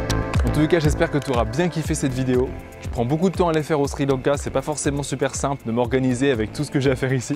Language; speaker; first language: French; native; French